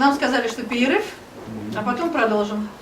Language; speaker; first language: Russian; native; Russian